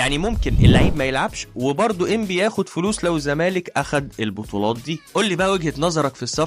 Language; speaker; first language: Arabic; native; Arabic